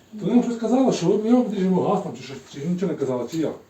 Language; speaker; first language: Ukrainian; native; Ukrainian